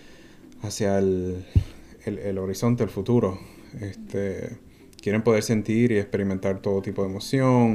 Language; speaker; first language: Spanish; native; Spanish